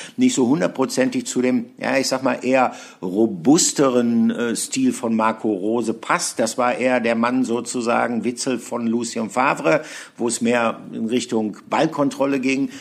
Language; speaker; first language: German; native; German